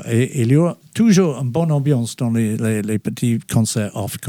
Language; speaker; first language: French; non-native, fluent; English